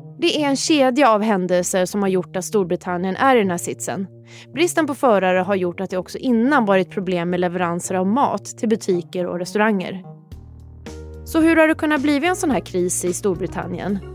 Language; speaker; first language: Swedish; native; Swedish